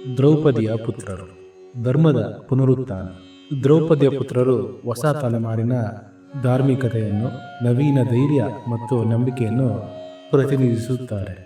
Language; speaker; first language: Kannada; native; Kannada